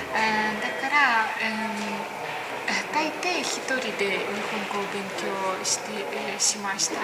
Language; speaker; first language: Japanese; non-native, learner; Ukrainian